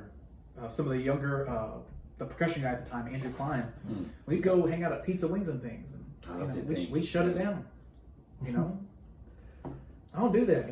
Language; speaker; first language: English; native; English